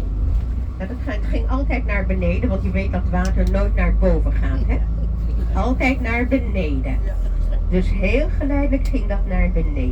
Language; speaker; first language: Dutch; non-native, fluent; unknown